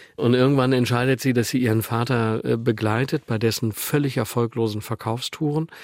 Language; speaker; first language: German; native; German